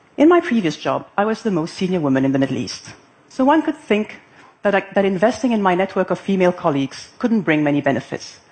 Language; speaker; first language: English; non-native, fluent; Arabic